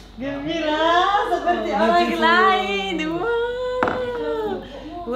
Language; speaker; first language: Indonesian; non-native, learner; Polish